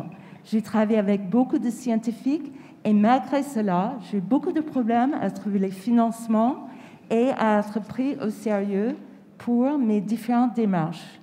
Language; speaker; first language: French; non-native, fluent; English